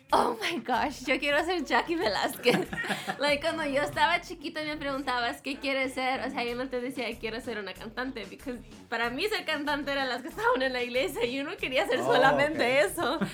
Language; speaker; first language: Spanish; early bilingual, heritage; Spanish